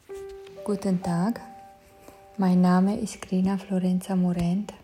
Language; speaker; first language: German; non-native, fluent; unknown